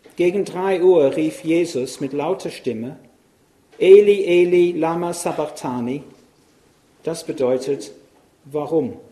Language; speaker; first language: German; non-native, fluent; English